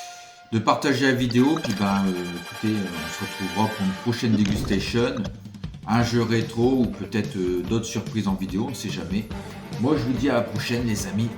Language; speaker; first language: French; native; French